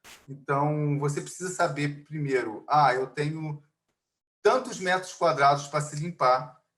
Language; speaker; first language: Portuguese; native; Portuguese